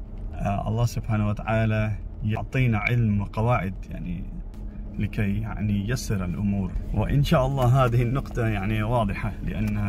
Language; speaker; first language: Arabic; non-native, learner; English